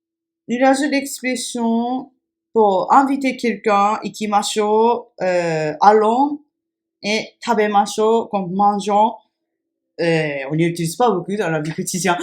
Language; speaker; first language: French; non-native, fluent; Japanese